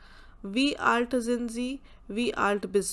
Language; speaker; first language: German; non-native, fluent; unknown